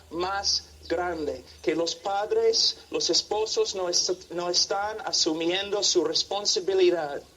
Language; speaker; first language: Spanish; non-native, fluent; English